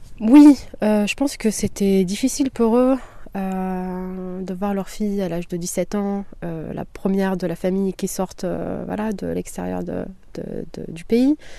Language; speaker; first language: French; non-native, local second language; Kabyle